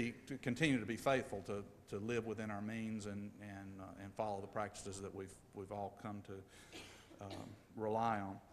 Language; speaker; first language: English; native; English